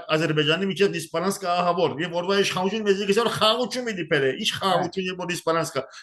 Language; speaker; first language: Armenian; early bilingual, heritage; Armenian